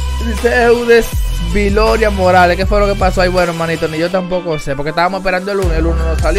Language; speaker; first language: Spanish; native; Spanish